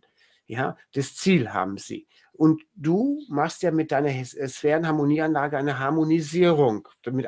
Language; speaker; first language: German; native; German